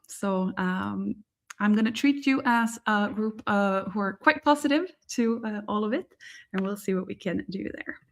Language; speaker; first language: English; non-native, fluent; Swedish